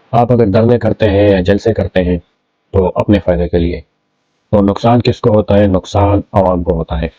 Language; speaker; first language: Urdu; non-native, local second language; Pashto